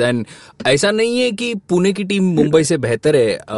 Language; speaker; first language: Hindi; native; Hindi